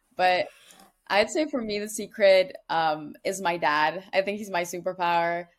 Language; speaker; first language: English; non-native, fluent; Dutch